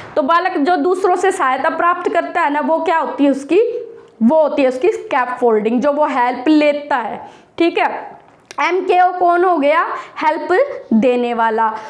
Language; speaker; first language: Hindi; native; Hindi